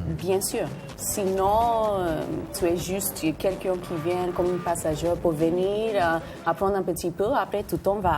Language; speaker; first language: French; non-native, fluent; Spanish